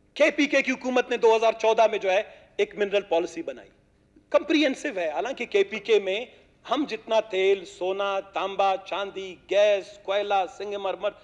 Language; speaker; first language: Urdu; non-native, local second language; Baluchi